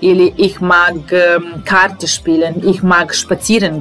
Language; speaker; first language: German; non-native, fluent; Serbian